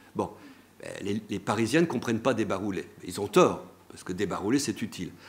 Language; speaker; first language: French; native; French